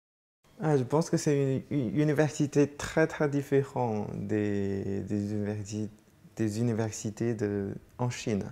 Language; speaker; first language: French; non-native, fluent; Chinese